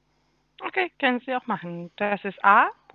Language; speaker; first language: German; non-native, learner; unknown